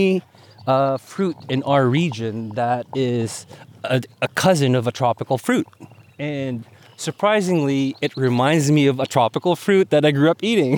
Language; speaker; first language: English; non-native, local second language; Filipino